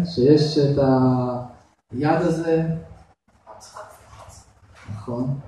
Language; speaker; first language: Hebrew; non-native, fluent; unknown